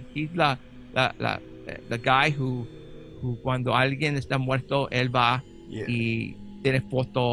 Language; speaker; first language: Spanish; early bilingual, heritage; Spanish